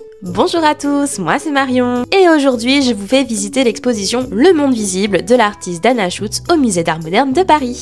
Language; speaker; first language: French; native; French